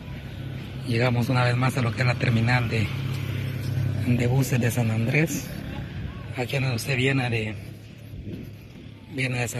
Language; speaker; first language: Spanish; native; Spanish